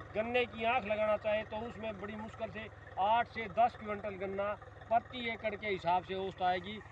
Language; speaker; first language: Hindi; native; Hindi